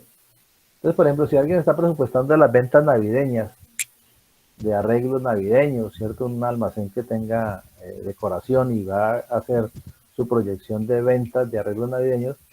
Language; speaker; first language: Spanish; native; Spanish